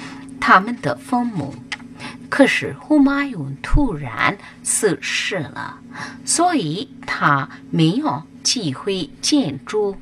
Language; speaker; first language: Chinese; non-native, learner; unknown